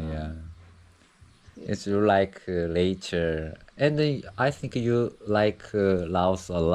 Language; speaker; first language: English; non-native, learner; Korean